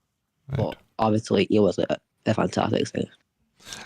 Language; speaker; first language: English; native; English